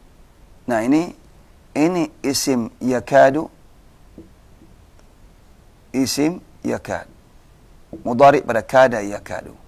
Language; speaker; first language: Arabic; non-native, fluent; Indonesian